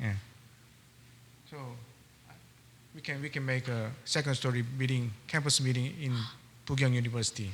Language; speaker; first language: English; non-native, learner; Korean